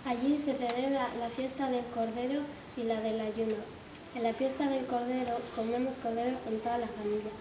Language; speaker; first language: Spanish; early bilingual, other home language; Arabic